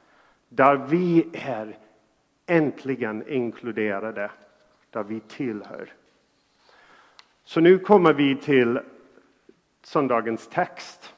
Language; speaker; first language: Swedish; non-native, fluent; English